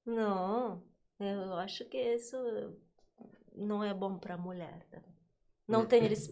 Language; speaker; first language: Portuguese; non-native, learner; Russian